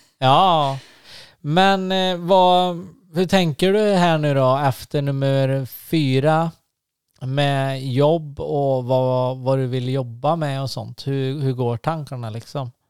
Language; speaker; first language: Swedish; native; Swedish